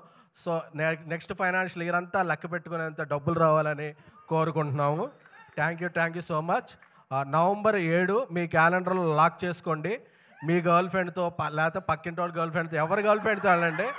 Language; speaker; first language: Telugu; native; Telugu